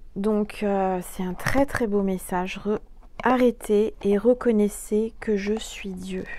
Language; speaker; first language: French; native; French